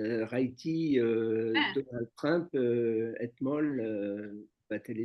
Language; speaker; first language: Hebrew; non-native, learner; French